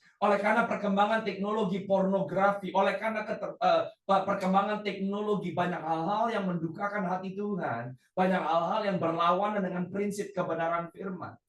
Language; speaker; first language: Indonesian; native; Indonesian